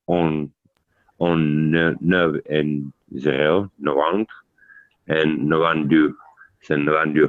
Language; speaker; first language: French; non-native, learner; Italian